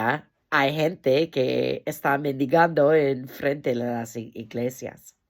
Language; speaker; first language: Spanish; non-native, fluent; English